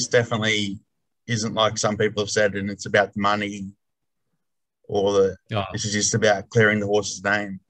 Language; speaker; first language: English; native; English